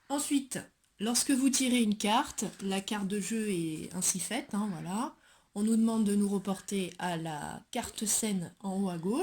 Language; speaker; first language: French; native; French